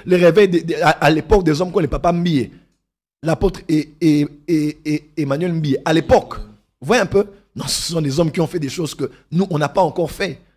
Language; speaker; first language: French; non-native, local second language; Lingala